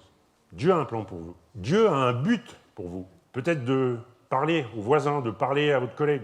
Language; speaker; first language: French; native; French